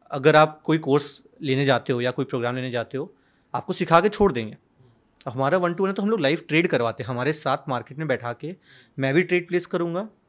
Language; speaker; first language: Hindi; native; Hindi